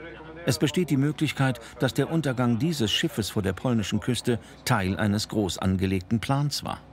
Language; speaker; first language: German; native; German